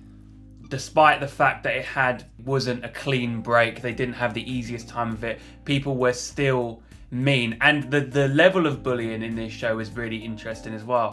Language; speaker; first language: English; native; English